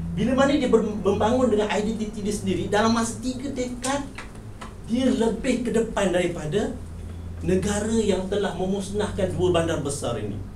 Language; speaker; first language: Malay; native; Malay